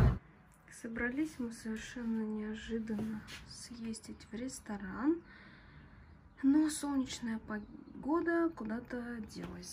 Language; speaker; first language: Russian; native; Russian